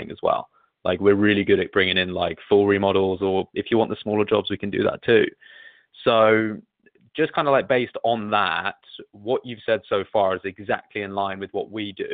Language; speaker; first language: English; native; English